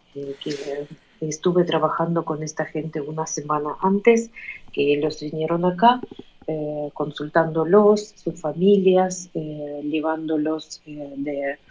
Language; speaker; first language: Spanish; non-native, fluent; Ukrainian